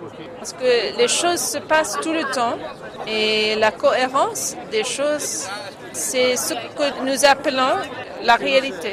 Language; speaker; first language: French; non-native, fluent; English